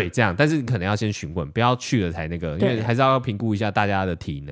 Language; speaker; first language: Chinese; native; Chinese